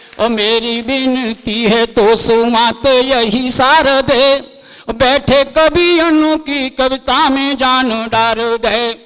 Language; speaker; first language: Hindi; native; Hindi